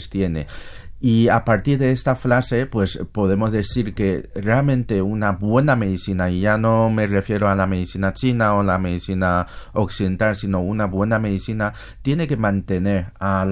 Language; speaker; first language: Spanish; non-native, fluent; Chinese